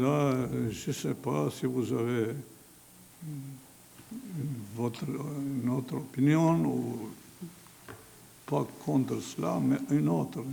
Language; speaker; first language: French; non-native, fluent; Albanian